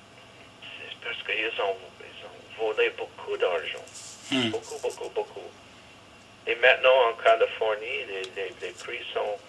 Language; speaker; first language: French; non-native, fluent; English